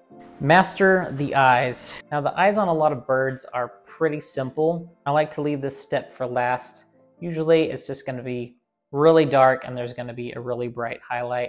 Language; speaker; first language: English; native; English